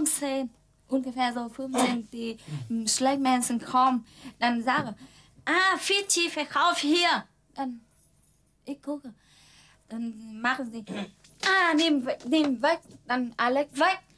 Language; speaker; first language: German; non-native, learner; Vietnamese